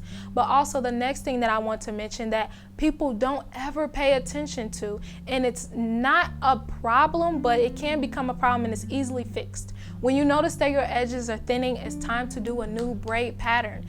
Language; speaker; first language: English; native; English